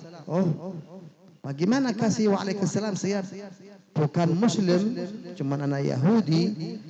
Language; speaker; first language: Indonesian; non-native, fluent; Arabic